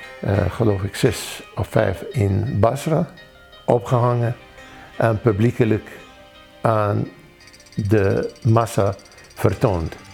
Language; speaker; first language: Dutch; non-native, fluent; Arabic